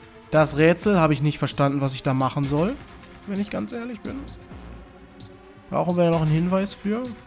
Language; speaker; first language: German; native; German